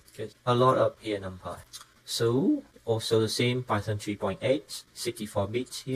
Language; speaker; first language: English; non-native, fluent; Vietnamese